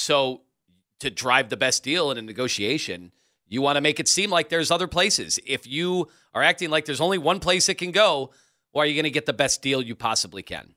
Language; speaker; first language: English; native; English